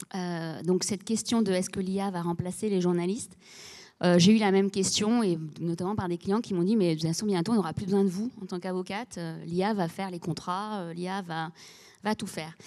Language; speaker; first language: French; native; French